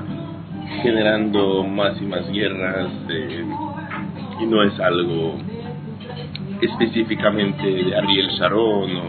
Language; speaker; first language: Spanish; non-native, fluent; Hebrew